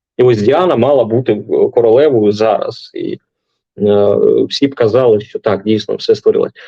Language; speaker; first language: Ukrainian; non-native, local second language; Russian